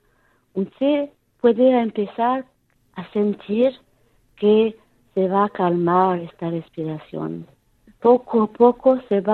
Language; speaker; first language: Spanish; non-native, fluent; French